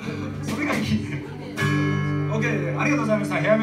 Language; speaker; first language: Japanese; native; Japanese